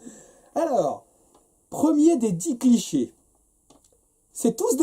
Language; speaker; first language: French; native; French